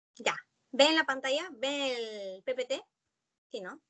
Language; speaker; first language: Spanish; non-native, fluent; Japanese